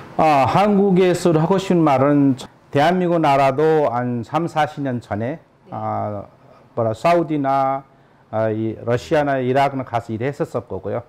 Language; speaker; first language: Korean; non-native, fluent; Nepali